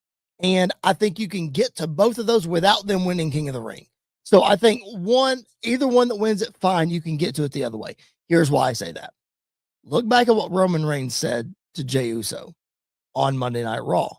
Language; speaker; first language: English; native; English